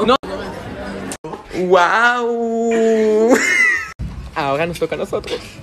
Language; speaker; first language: Spanish; native; Spanish